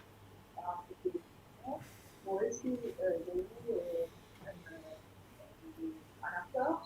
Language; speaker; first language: French; non-native, learner; Italian